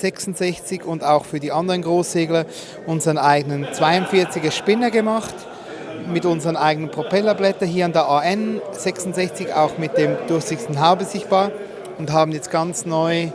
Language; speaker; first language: German; native; German